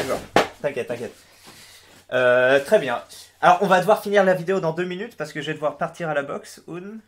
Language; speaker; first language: French; native; French